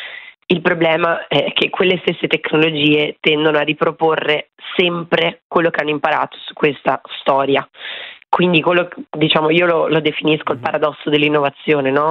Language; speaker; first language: Italian; native; Italian